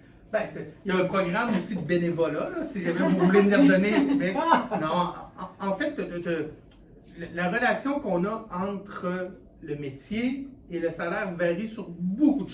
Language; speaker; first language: French; native; French